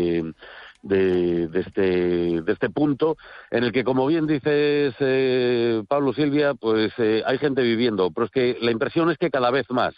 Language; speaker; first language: Spanish; native; Spanish